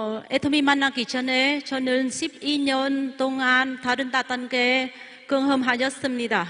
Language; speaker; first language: Korean; non-native, learner; Vietnamese